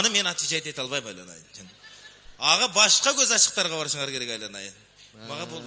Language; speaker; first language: Kyrgyz; native; Kyrgyz